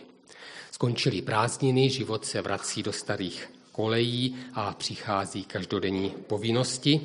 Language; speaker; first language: Czech; native; Czech